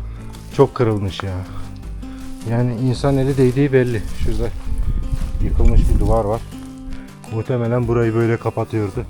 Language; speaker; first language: Turkish; native; Turkish